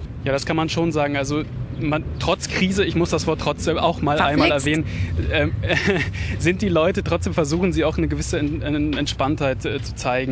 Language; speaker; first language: German; native; German